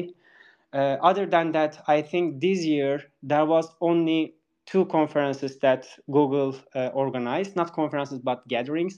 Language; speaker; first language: English; non-native, fluent; Turkish